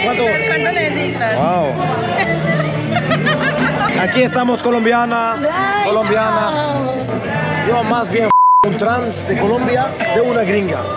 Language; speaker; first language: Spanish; non-native, learner; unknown